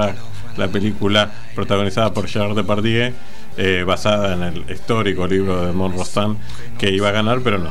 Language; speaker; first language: Spanish; native; Spanish